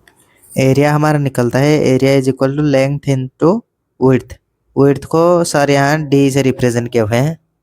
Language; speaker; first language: Hindi; native; Hindi